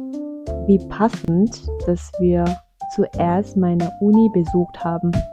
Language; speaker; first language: German; non-native, fluent; Vietnamese